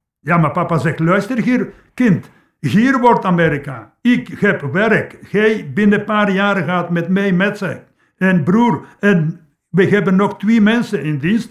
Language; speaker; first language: Dutch; non-native, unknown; Polish